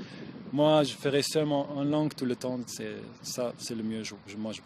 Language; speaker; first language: French; non-native, learner; German